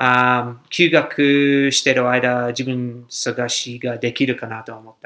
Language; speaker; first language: Japanese; non-native, fluent; English